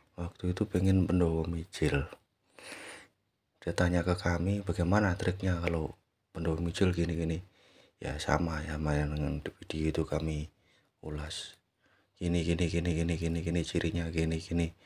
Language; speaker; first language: Indonesian; native; Indonesian